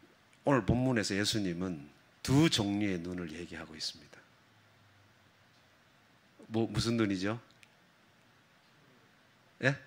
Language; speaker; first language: Korean; native; Korean